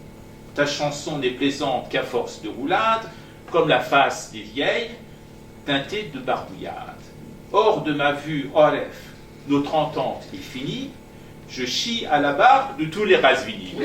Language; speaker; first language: French; non-native, fluent; Persian